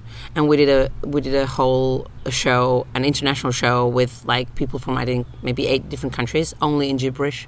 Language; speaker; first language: English; non-native, fluent; Finnish